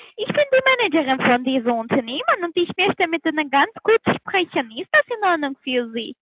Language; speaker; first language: German; non-native, learner; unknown